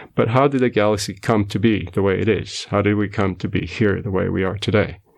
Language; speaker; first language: English; non-native, fluent; Portuguese